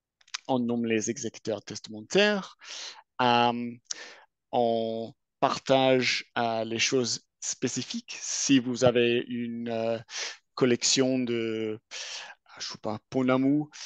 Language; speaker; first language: French; non-native, fluent; English